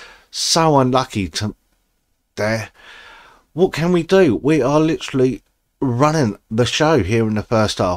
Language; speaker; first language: English; native; English